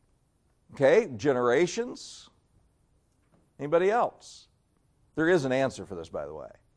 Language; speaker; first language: English; native; English